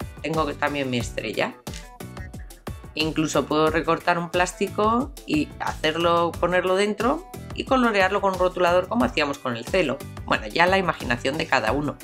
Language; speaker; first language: Spanish; native; Spanish